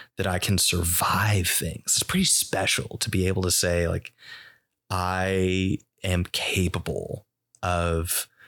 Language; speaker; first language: English; early bilingual, other home language; Spanish